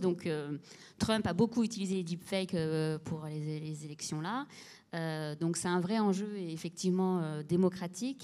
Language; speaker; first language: French; native; French